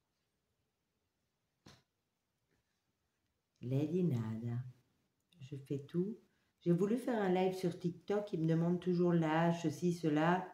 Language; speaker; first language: French; native; French